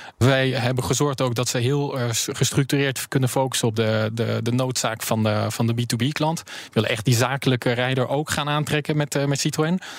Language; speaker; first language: Dutch; early bilingual, heritage; Dutch